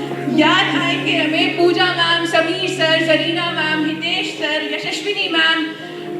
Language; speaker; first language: Hindi; native; Hindi